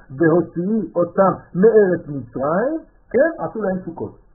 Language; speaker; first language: Hebrew; non-native, fluent; French